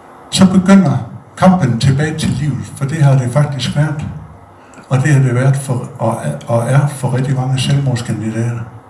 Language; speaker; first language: Danish; native; Danish